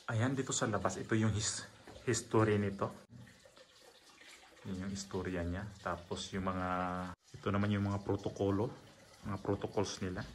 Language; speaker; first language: Filipino; native; Filipino